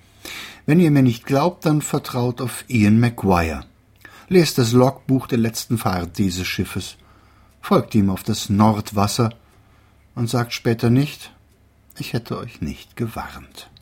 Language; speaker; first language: German; native; German